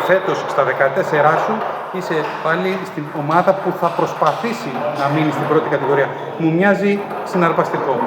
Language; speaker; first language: Greek; native; Greek